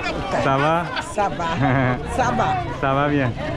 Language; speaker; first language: French; non-native, learner; Persian